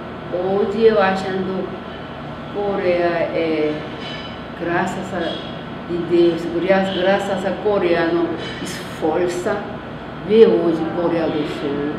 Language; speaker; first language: Portuguese; non-native, learner; Korean